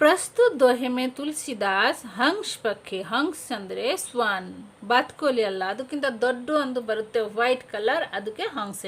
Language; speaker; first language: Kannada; non-native, local second language; Hindi